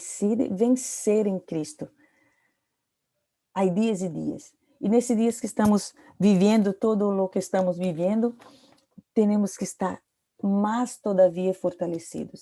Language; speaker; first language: Portuguese; non-native, learner; Spanish